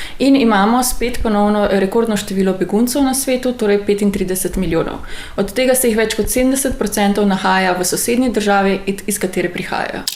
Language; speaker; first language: Slovenian; native; Slovenian